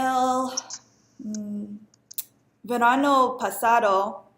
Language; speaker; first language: Spanish; non-native, learner; English